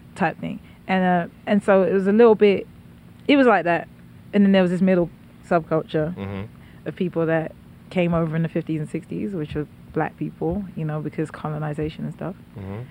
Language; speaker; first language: English; native; English